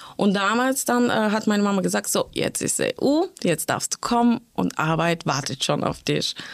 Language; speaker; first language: German; non-native, fluent; Bulgarian